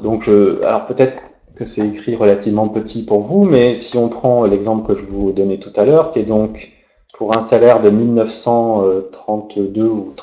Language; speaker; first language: French; native; French